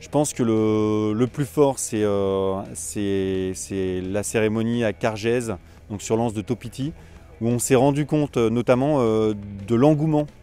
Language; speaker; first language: French; native; French